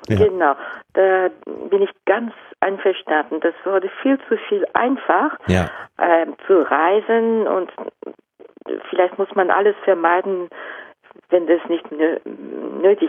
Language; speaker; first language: German; non-native, fluent; Japanese